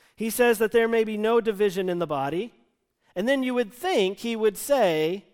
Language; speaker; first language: English; native; English